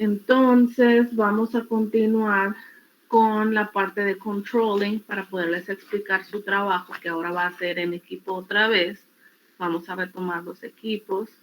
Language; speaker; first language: Spanish; native; Spanish